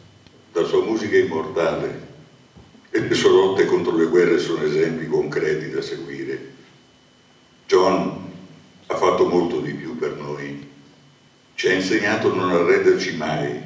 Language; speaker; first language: Italian; native; Italian